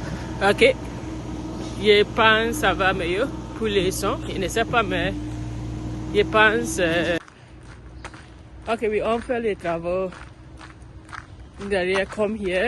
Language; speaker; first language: French; non-native, learner; English